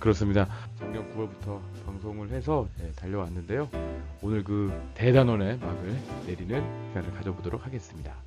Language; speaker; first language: Korean; native; Korean